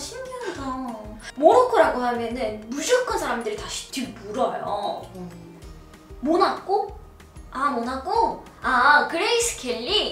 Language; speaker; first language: Korean; non-native, fluent; Arabic